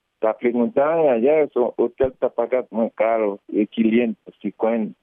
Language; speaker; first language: Spanish; non-native, learner; Haitian Creole